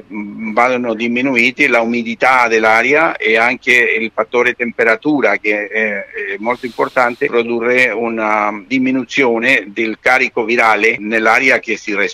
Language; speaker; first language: Italian; non-native, fluent; Spanish